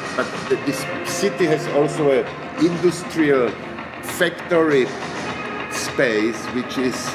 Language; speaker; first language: English; non-native, fluent; Czech